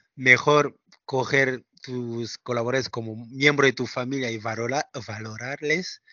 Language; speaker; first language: Spanish; non-native, fluent; French